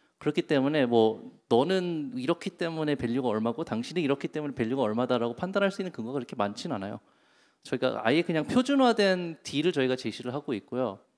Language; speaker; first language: Korean; native; Korean